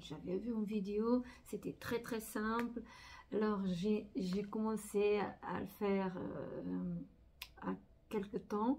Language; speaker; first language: French; non-native, fluent; Portuguese